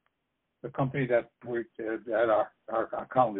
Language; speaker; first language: English; native; English